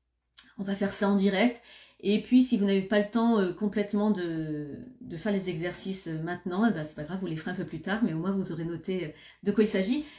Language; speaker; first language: French; native; French